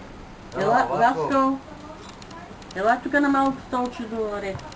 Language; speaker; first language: Bulgarian; native; Bulgarian